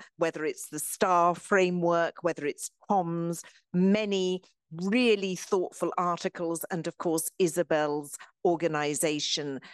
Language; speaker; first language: English; native; English